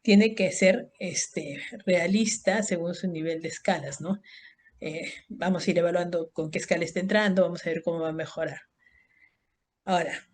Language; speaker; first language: Spanish; native; Spanish